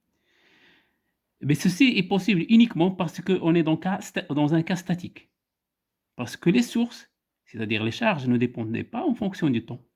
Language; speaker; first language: French; non-native, local second language; Arabic